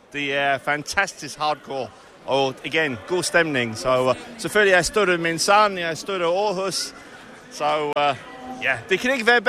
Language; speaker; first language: Danish; non-native, fluent; English